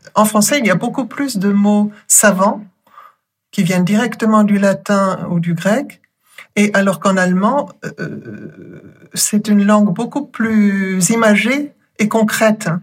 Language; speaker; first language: French; non-native, fluent; German